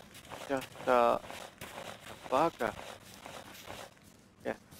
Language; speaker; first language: English; non-native, learner; Hungarian